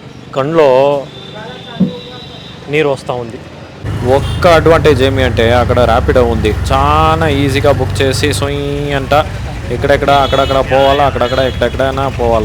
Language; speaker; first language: Telugu; non-native, learner; Kannada